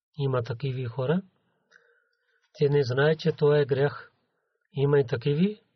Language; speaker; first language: Bulgarian; non-native, learner; Urdu